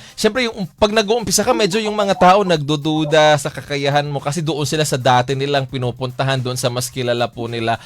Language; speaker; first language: Filipino; native; Filipino